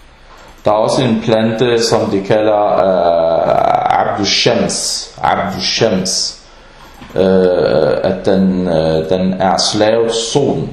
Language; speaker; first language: Danish; non-native, fluent; Arabic